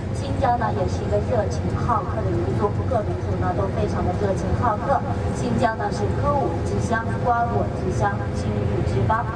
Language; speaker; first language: Chinese; non-native, local second language; Kazakh